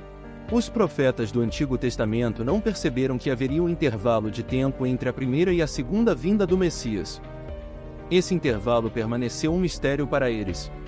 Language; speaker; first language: Portuguese; native; Portuguese